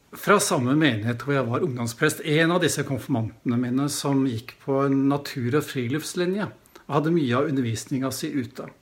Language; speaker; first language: Norwegian; native; Norwegian